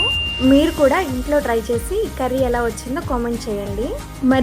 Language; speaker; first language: Telugu; native; Telugu